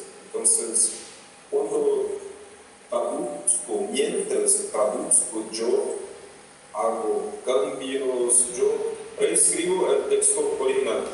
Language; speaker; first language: Spanish; non-native, fluent; Portuguese